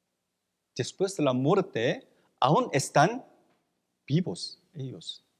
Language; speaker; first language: Spanish; non-native, fluent; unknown